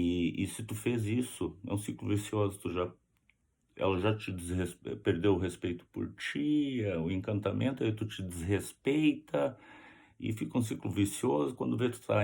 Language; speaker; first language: Portuguese; native; Portuguese